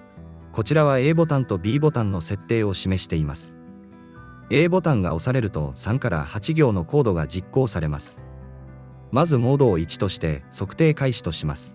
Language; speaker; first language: Japanese; native; Japanese